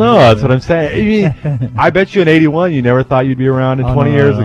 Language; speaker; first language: English; native; English